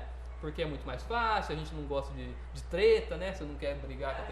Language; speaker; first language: Portuguese; native; Portuguese